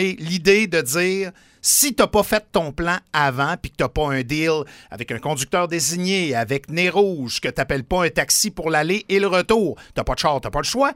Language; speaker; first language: French; native; French